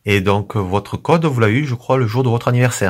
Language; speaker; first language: French; native; French